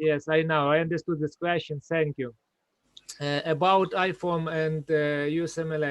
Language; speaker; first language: English; non-native, learner; Ukrainian